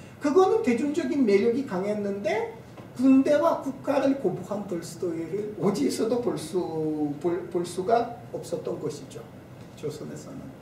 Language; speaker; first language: Korean; non-native, fluent; Russian